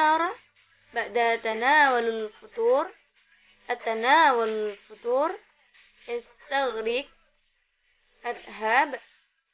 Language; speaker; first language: Arabic; non-native, learner; Indonesian